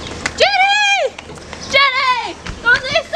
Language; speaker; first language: Spanish; non-native, learner; English